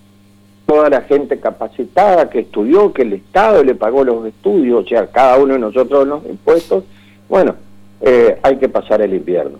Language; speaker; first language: Spanish; native; Spanish